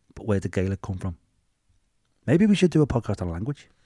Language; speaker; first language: English; native; English